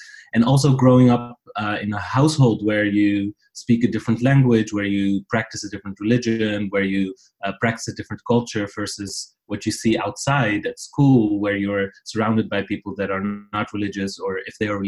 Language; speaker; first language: English; non-native, fluent; Riffian